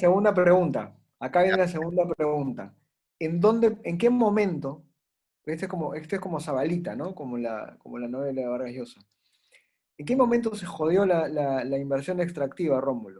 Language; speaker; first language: Spanish; native; Spanish